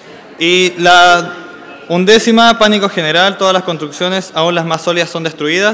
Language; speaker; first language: Spanish; native; Spanish